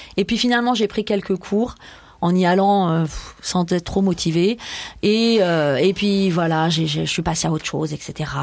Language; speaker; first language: French; early bilingual, other home language; Persian